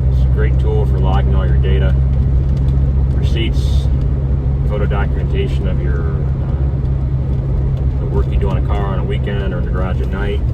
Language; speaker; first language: English; native; English